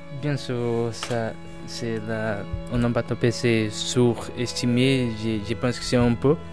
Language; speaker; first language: French; non-native, learner; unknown